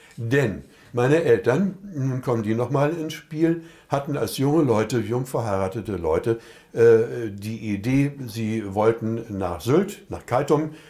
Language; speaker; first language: German; native; German